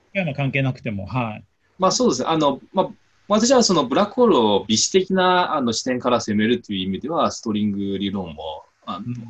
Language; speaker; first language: Japanese; non-native, fluent; Chinese